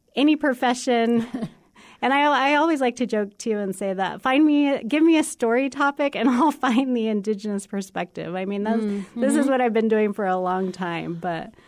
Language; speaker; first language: English; native; English